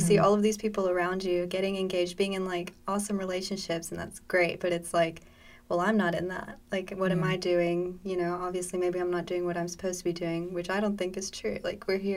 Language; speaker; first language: English; native; English